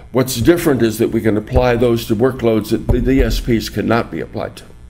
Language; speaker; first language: English; native; English